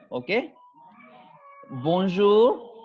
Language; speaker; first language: French; non-native, fluent; Hindi